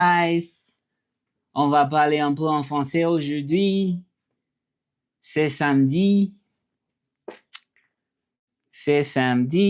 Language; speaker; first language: French; non-native, learner; English